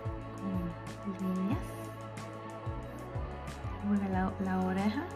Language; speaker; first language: Spanish; early bilingual, heritage; Spanish